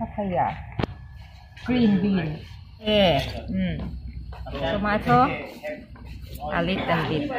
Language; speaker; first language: English; non-native, learner; Thai